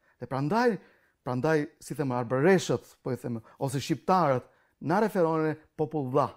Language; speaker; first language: Albanian; non-native, local second language; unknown